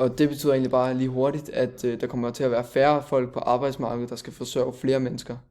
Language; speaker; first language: Danish; native; Danish